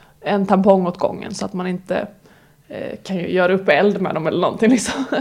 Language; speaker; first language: Swedish; native; Swedish